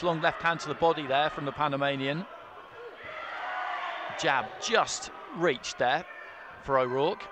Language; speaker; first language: English; native; English